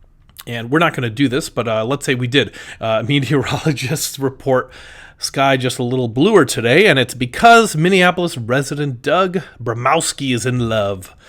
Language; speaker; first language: English; native; English